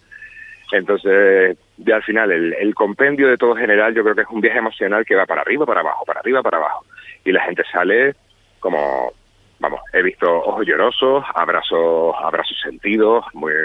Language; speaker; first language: Spanish; native; Spanish